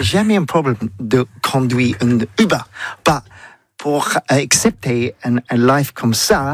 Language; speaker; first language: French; non-native, learner; English